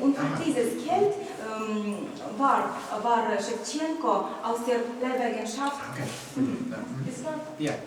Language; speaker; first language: German; non-native, learner; Ukrainian